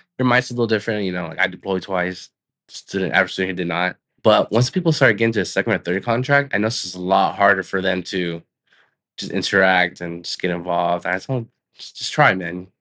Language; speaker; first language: English; native; English